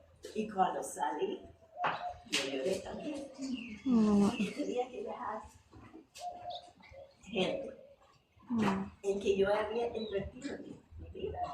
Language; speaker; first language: Spanish; non-native, fluent; English